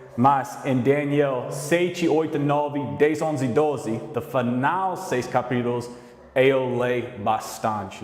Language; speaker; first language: Portuguese; non-native, learner; English